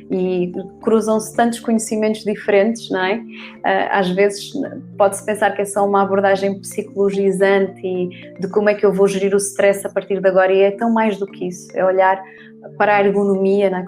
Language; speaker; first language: Portuguese; native; Portuguese